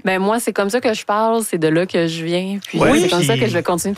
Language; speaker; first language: French; native; French